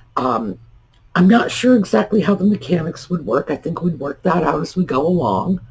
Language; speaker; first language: English; native; English